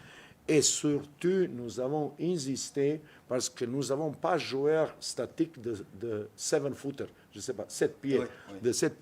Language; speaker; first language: French; non-native, fluent; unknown